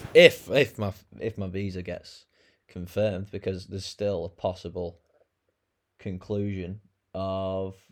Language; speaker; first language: English; native; English